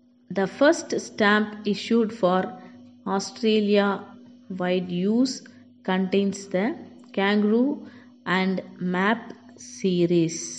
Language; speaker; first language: English; non-native, local second language; Tamil